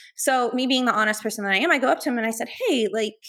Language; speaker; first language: English; native; English